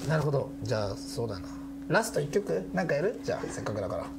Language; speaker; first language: Japanese; native; Japanese